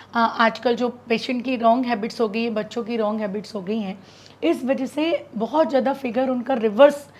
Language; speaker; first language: Hindi; native; Hindi